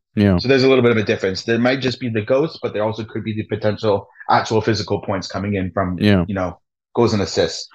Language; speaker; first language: English; native; English